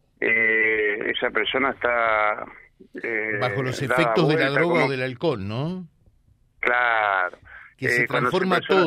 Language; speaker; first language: Spanish; native; Spanish